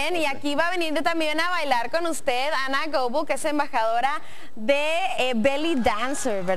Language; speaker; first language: Spanish; native; Spanish